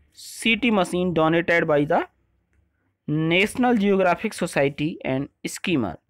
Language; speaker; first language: Hindi; native; Hindi